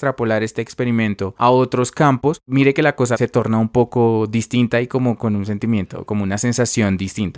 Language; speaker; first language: Spanish; native; Spanish